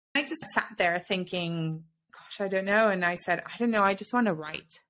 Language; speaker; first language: English; non-native, fluent; Spanish